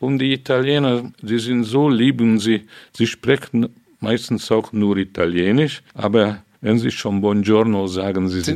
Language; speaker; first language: German; non-native, fluent; Hungarian